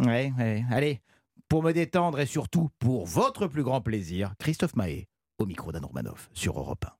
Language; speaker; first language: French; native; French